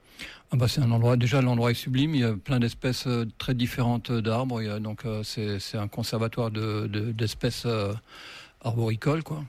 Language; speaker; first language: French; native; French